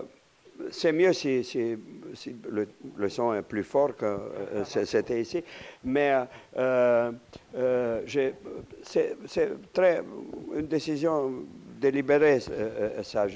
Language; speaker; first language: French; non-native, fluent; Romanian